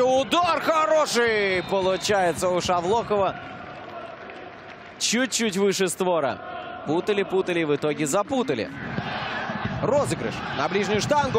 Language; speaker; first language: Russian; native; Russian